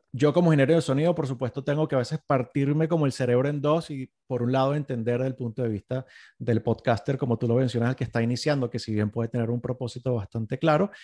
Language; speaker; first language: Spanish; native; Spanish